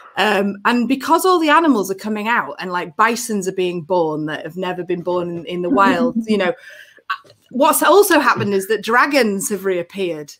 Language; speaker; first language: English; native; English